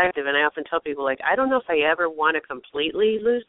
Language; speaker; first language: English; native; English